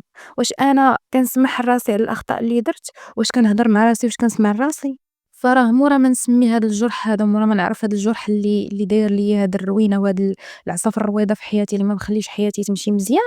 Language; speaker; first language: Arabic; native; Arabic